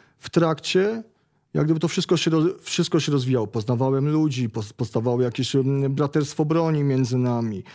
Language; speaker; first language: Polish; native; Polish